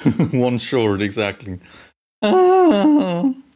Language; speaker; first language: English; non-native, fluent; German